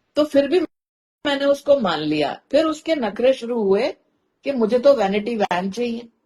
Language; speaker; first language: Hindi; native; Hindi